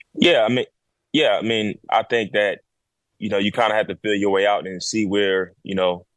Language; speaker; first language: English; native; English